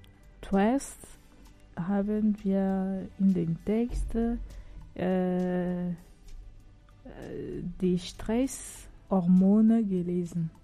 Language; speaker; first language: German; non-native, learner; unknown